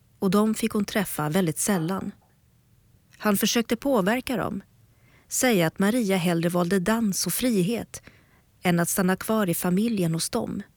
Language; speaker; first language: Swedish; native; Swedish